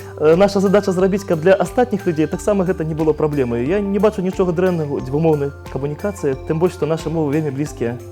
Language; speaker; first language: Belarusian; non-native, local second language; Russian